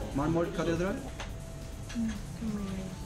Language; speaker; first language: English; non-native, learner; Spanish